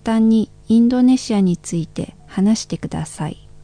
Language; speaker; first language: Japanese; non-native, fluent; Indonesian